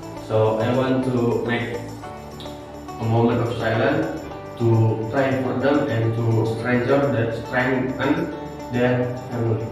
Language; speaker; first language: English; non-native, learner; Indonesian